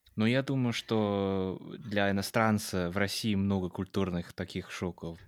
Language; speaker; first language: Russian; non-native, fluent; English